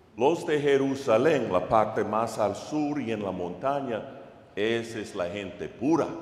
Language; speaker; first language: Spanish; non-native, fluent; English